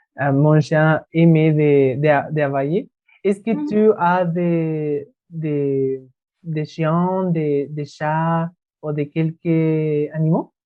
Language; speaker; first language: French; non-native, learner; Spanish